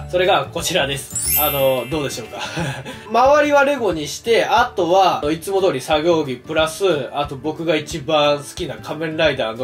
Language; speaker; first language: Japanese; native; Japanese